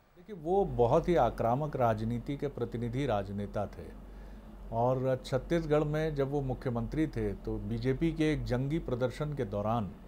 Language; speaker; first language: Hindi; native; Hindi